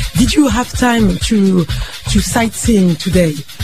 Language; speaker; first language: English; non-native, fluent; French